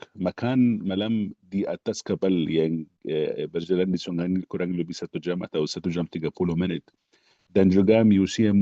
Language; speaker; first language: Indonesian; non-native, fluent; Arabic